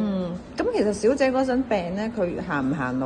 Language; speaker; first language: Cantonese; native; Cantonese